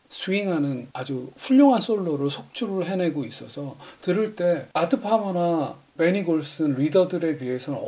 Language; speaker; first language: Korean; native; Korean